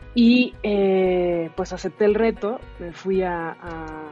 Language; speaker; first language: Spanish; native; Spanish